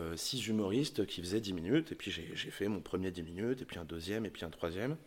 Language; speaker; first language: French; native; French